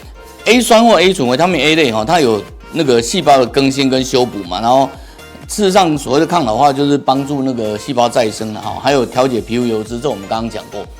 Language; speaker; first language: Chinese; native; Chinese